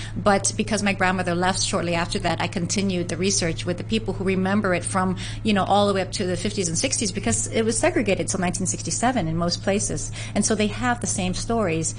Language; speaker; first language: English; native; English